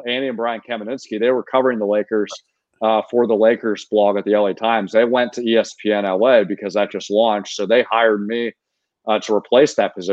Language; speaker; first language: English; native; English